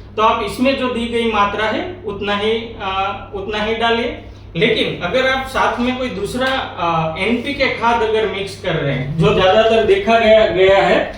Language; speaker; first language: Hindi; non-native, local second language; Marathi